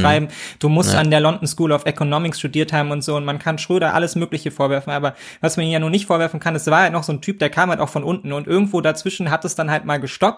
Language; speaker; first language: German; native; German